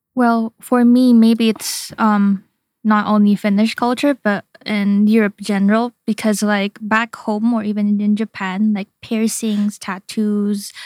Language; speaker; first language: English; non-native, fluent; Indonesian